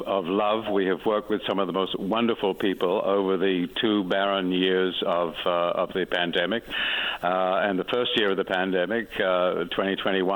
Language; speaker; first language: English; native; English